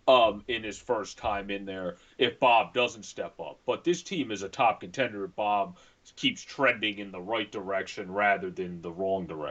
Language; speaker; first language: English; native; English